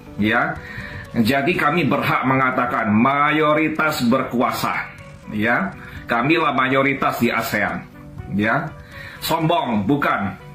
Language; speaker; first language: Indonesian; native; Indonesian